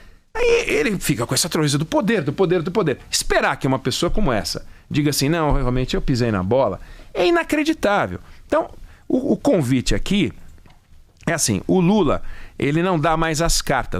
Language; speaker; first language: Portuguese; native; Portuguese